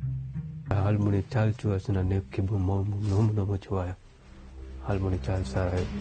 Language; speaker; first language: Korean; non-native, learner; Sinhala